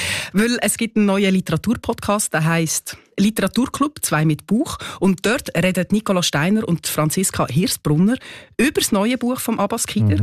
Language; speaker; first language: German; native; German